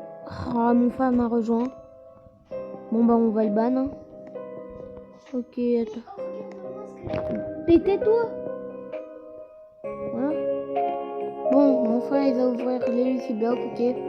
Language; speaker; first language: French; native; French